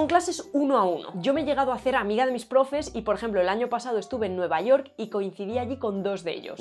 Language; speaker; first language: Spanish; native; Spanish